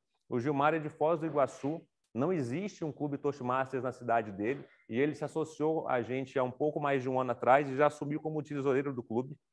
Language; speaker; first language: Portuguese; native; Portuguese